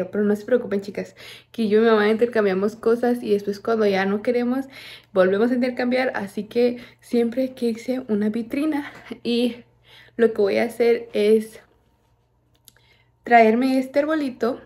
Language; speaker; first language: Spanish; native; Spanish